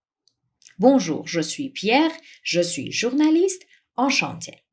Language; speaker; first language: French; non-native, fluent; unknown